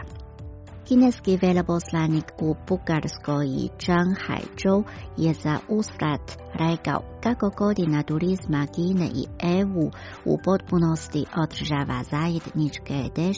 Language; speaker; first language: Croatian; non-native, fluent; Chinese